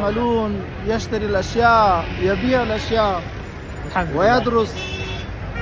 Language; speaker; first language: Arabic; non-native, fluent; Pashto